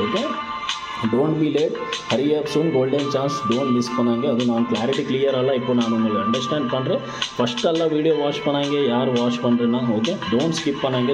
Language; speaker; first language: Tamil; non-native, learner; Kannada